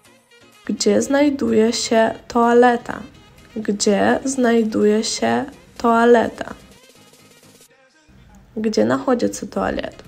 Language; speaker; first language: Polish; non-native, fluent; Russian